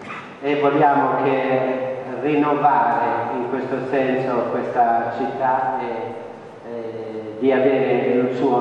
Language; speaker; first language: Italian; non-native, fluent; Central Kurdish